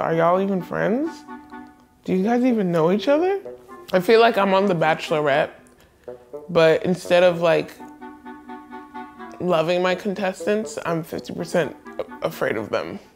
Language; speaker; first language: English; native; English